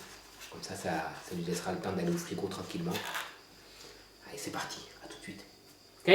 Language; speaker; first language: French; native; French